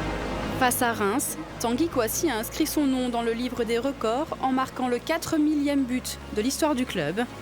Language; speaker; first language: French; native; French